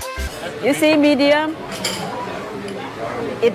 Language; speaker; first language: English; non-native, learner; Vietnamese